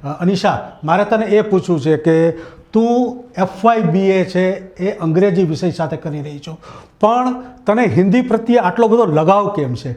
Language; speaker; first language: Gujarati; native; Gujarati